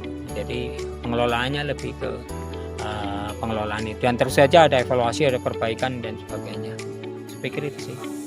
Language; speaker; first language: Indonesian; native; Indonesian